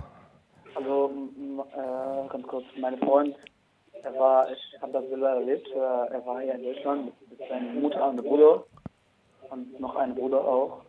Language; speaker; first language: German; non-native, learner; Arabic